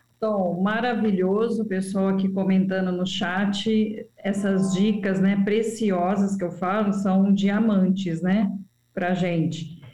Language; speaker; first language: Portuguese; native; Portuguese